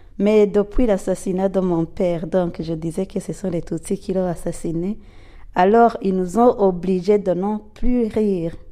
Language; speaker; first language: French; non-native, local second language; Rundi